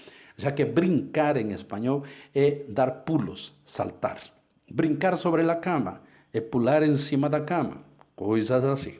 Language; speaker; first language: Portuguese; non-native, fluent; Spanish